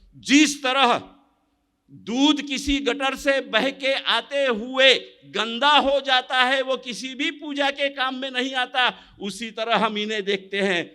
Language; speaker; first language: Hindi; non-native, local second language; Marathi